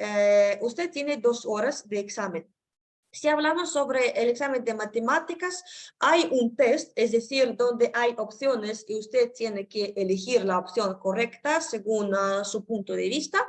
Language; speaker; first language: Spanish; non-native, fluent; Russian